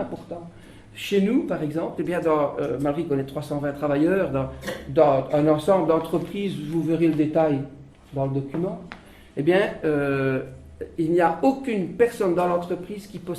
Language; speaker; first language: French; native; French